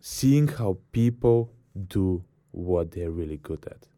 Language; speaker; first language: English; non-native, fluent; Bulgarian